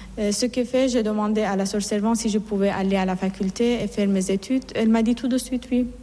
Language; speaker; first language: French; non-native, fluent; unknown